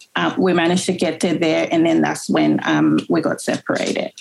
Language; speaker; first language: English; native; English